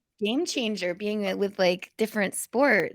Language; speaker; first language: English; native; English